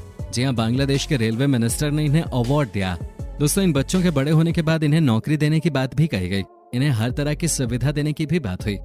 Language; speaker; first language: Hindi; native; Hindi